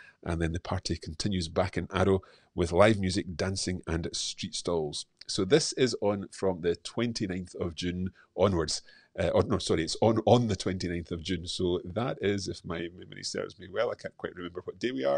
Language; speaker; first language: English; native; English